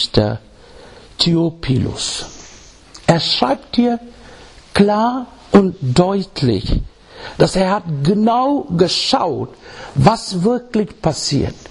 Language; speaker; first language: German; non-native, learner; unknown